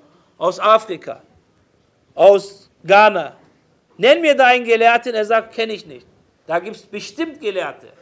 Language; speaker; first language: German; non-native, fluent; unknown